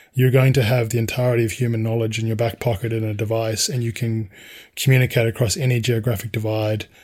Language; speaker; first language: English; native; English